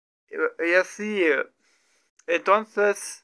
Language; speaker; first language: Spanish; non-native, learner; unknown